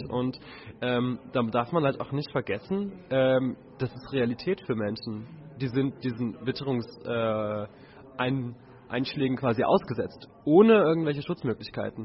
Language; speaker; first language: German; native; German